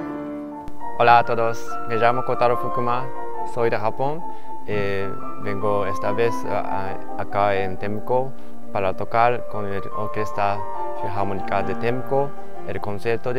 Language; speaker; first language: Spanish; non-native, learner; Japanese